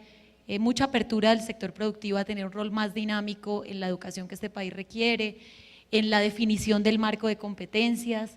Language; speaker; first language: Spanish; native; Spanish